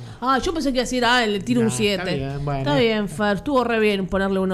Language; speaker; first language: Spanish; native; Spanish